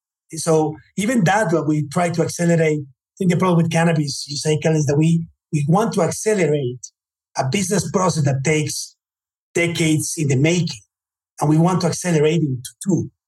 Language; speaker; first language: English; native; English